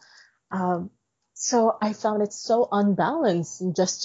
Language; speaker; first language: English; native; English